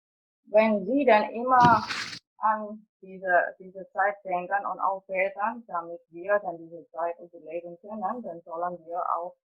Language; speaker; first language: German; non-native, fluent; Indonesian